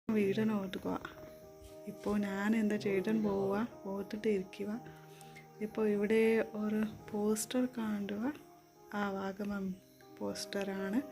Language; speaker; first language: Malayalam; non-native, learner; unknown